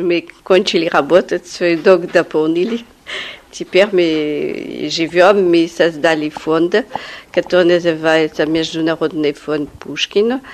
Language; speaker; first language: Russian; early bilingual, heritage; Russian